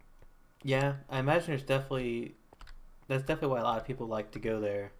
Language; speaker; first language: English; native; English